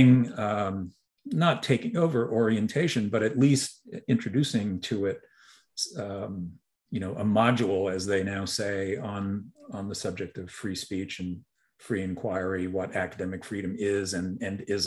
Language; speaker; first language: English; native; English